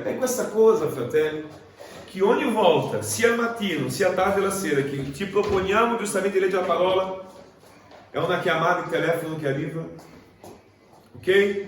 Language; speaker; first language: Italian; non-native, fluent; Portuguese